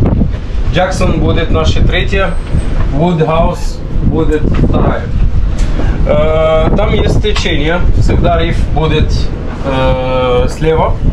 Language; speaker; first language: Russian; non-native, learner; Arabic